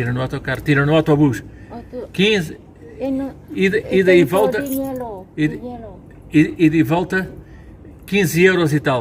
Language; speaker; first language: Portuguese; non-native, learner; Thai